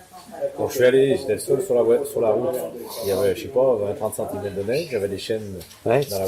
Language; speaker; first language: French; native; French